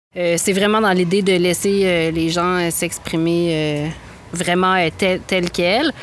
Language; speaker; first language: French; native; French